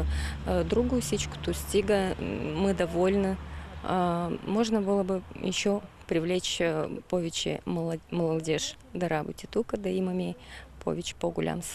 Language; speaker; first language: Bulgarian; early bilingual, heritage; Bulgarian